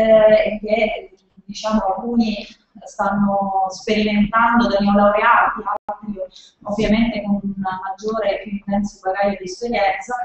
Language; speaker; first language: Italian; native; Italian